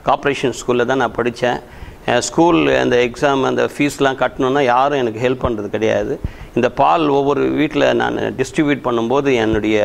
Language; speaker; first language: Tamil; native; Tamil